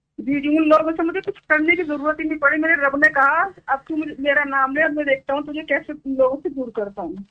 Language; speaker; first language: Urdu; native; Urdu